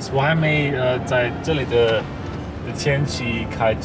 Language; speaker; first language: Chinese; non-native, learner; German